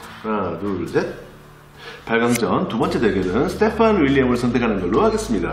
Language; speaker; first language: Korean; native; Korean